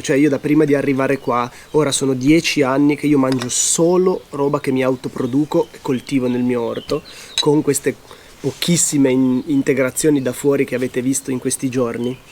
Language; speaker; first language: Italian; native; Italian